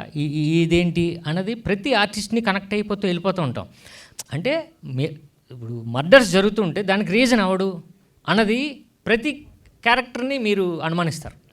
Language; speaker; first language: Telugu; native; Telugu